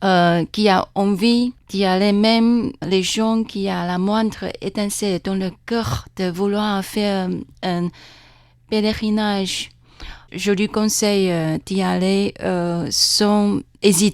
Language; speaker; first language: French; non-native, fluent; Chinese